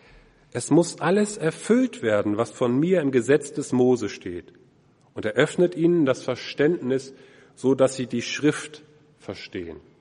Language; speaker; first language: German; native; German